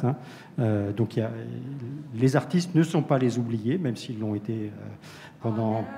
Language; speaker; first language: French; native; French